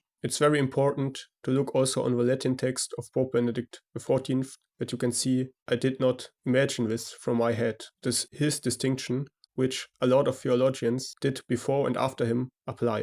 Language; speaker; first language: English; non-native, fluent; German